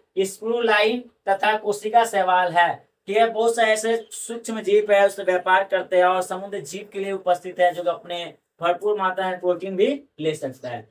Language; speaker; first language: Hindi; native; Hindi